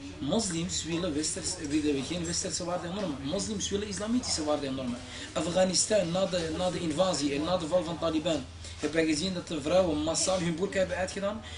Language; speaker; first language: Dutch; early bilingual, other home language; Arabic